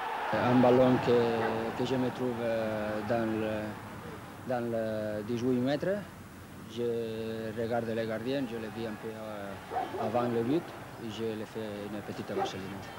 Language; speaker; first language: French; non-native, fluent; Spanish